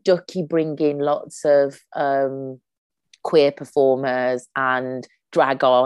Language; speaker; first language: English; native; English